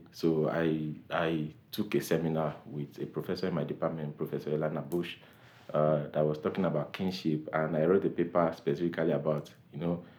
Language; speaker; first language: English; non-native, local second language; Yoruba